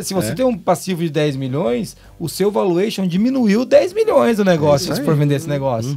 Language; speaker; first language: Portuguese; native; Portuguese